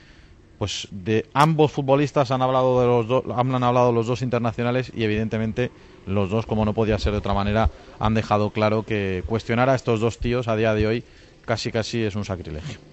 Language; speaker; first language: Spanish; native; Spanish